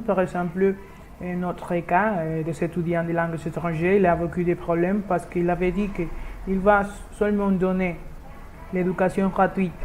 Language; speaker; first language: French; non-native, learner; Spanish